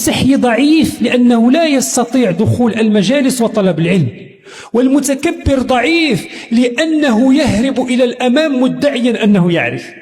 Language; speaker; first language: Arabic; native; Arabic